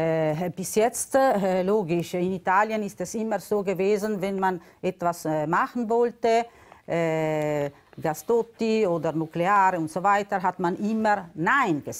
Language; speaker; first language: German; non-native, local second language; Italian